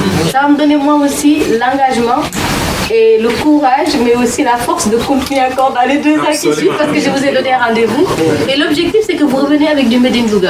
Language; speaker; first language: French; non-native, local second language; Wolof